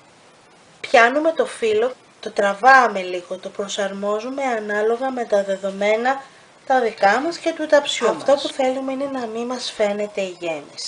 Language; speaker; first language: Greek; native; Greek